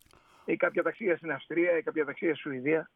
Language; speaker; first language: Greek; native; Greek